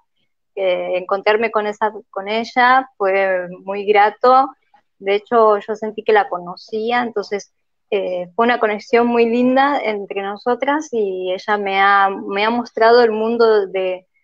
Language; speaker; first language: Spanish; native; Spanish